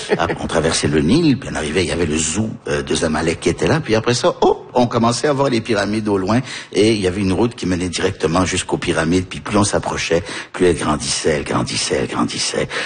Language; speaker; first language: French; early bilingual, heritage; French